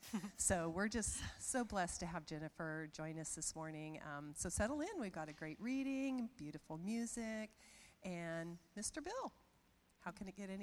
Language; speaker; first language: English; native; English